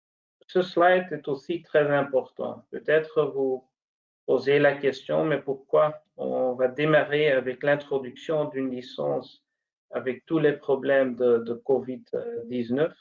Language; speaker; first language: French; non-native, local second language; Dutch